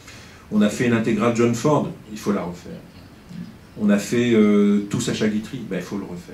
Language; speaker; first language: French; native; French